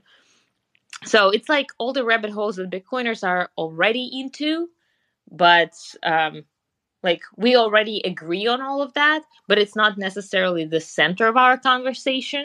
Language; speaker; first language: English; non-native, fluent; Russian